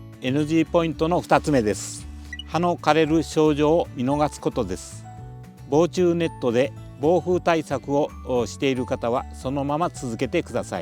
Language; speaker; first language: Japanese; native; Japanese